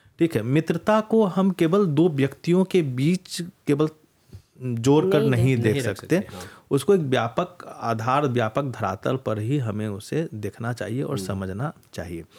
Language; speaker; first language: Hindi; non-native, local second language; Morisyen